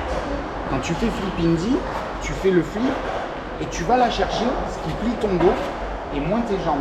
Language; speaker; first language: French; native; French